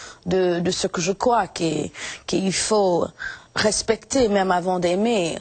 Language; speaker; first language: French; non-native, fluent; English